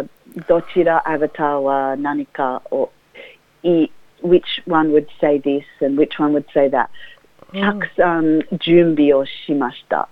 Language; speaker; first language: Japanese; non-native, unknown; English